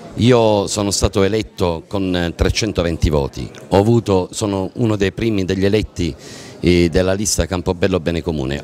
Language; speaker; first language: Italian; native; Italian